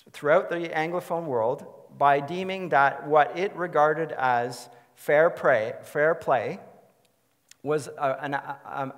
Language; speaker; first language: English; native; English